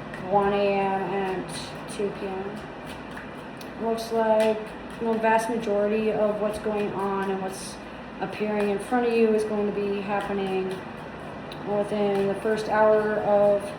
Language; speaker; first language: English; native; English